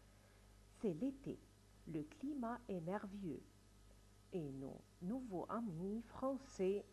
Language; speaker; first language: French; non-native, fluent; Arabic